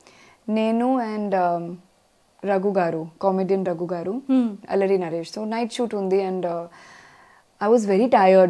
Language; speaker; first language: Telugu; non-native, learner; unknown